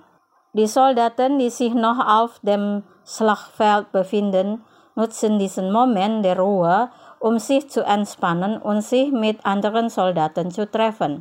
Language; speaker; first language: German; non-native, fluent; Indonesian